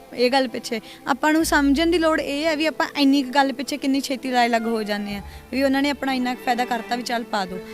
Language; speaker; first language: Punjabi; native; Punjabi